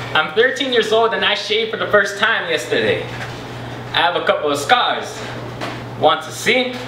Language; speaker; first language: English; native; English